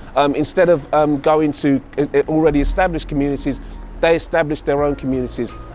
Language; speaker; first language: English; native; English